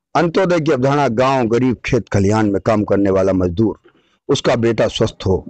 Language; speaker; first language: Hindi; native; Hindi